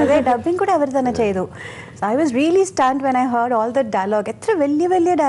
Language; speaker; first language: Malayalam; non-native, local second language; Tamil